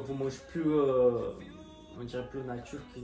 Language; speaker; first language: French; non-native, fluent; Portuguese